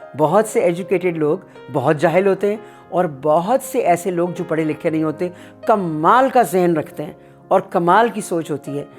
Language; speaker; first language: Urdu; native; Urdu